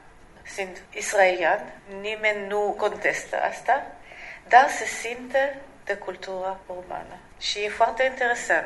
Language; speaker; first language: Romanian; non-native, learner; Hebrew